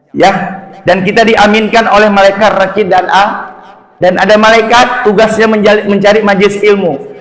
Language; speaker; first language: Indonesian; non-native, local second language; Achinese